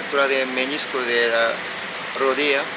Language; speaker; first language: Spanish; non-native, fluent; Korean